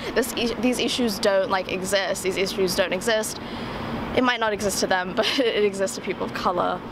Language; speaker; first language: English; native; English